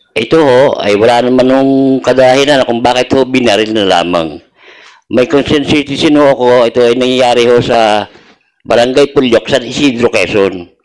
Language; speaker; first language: Filipino; native; Filipino